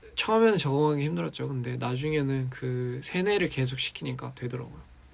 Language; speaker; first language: Korean; early bilingual, other home language; English